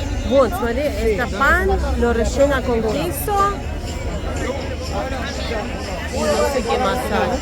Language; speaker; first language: Spanish; non-native, fluent; Russian